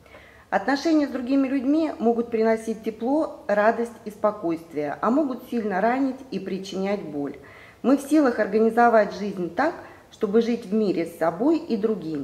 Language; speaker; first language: Russian; native; Russian